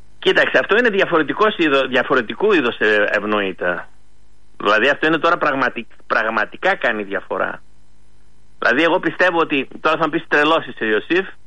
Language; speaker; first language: Greek; early bilingual, heritage; Greek